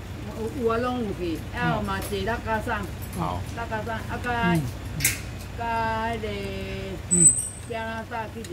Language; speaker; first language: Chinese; non-native, local second language; Min Nan Chinese